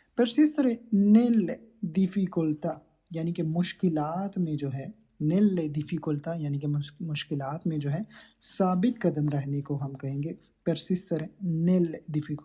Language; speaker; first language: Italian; non-native, learner; Urdu